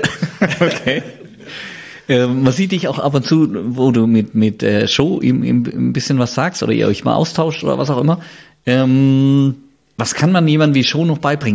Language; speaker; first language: German; native; German